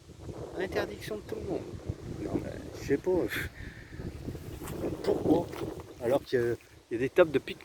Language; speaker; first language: French; native; French